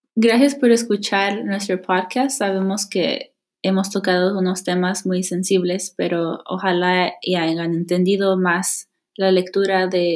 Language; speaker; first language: Spanish; early bilingual, heritage; Spanish